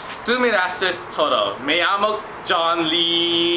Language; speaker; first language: Spanish; non-native, learner; English